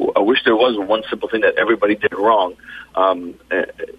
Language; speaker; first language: English; native; English